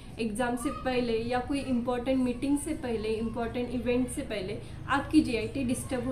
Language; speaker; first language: Hindi; non-native, local second language; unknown